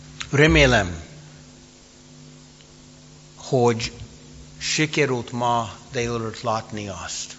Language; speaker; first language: Hungarian; non-native, fluent; English